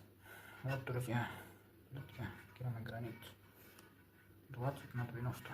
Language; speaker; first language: Russian; non-native, fluent; Uzbek